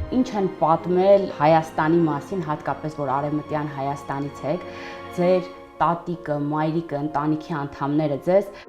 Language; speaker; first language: Armenian; native; Armenian